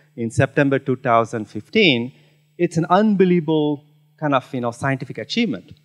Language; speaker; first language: English; non-native, local second language; Tamil